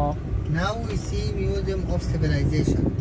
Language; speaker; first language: English; non-native, learner; Arabic